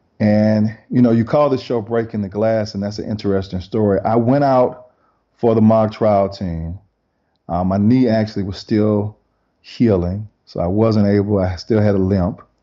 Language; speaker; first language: English; native; English